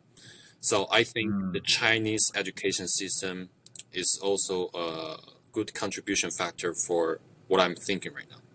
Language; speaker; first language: English; non-native, fluent; Chinese